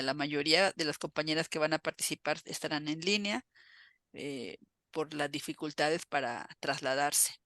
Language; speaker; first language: Spanish; native; Spanish